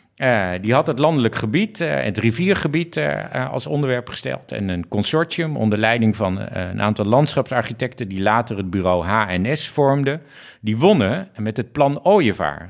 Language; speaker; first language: Dutch; native; Dutch